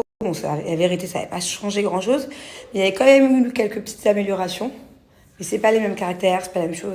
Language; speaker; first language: French; native; French